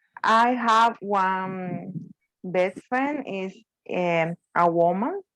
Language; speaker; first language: English; non-native, learner; Spanish